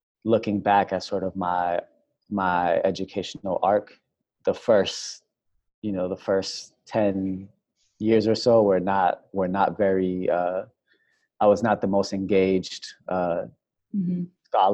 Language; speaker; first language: English; native; English